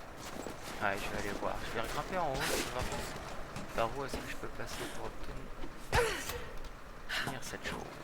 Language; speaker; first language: French; native; French